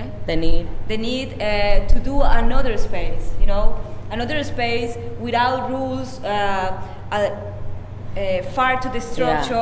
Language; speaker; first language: English; non-native, learner; Spanish